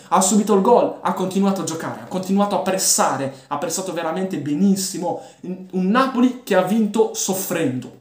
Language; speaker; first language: Italian; early bilingual, other home language; Arabic